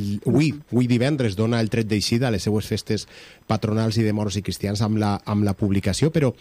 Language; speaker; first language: Catalan; native; Catalan